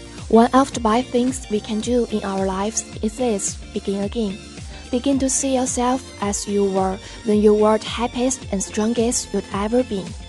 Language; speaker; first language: English; non-native, fluent; Chinese